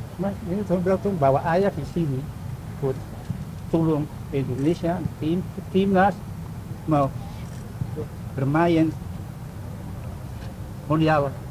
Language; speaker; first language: Indonesian; early bilingual, heritage; Indonesian